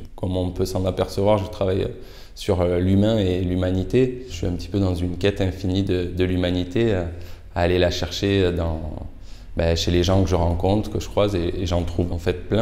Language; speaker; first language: French; native; French